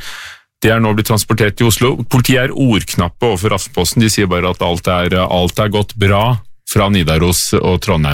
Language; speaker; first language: Norwegian; native; Norwegian